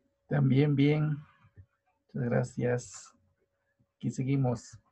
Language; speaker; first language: Spanish; native; Spanish